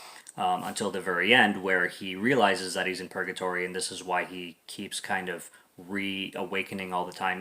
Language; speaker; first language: English; native; English